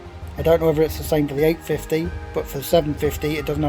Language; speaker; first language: English; native; English